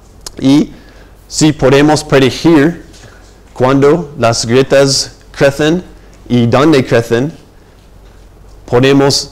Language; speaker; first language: Spanish; non-native, fluent; English